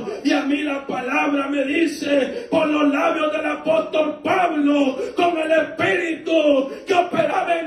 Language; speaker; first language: Spanish; native; Spanish